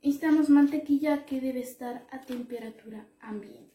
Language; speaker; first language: Spanish; non-native, learner; Arabic